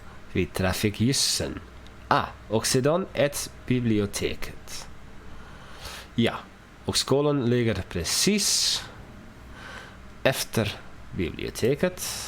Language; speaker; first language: Swedish; non-native, learner; English